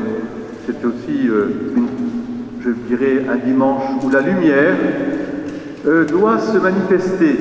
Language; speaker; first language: French; native; French